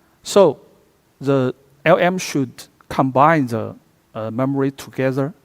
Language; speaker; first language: English; non-native, fluent; Chinese